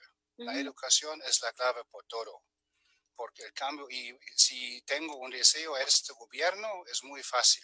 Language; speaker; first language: Spanish; non-native, fluent; German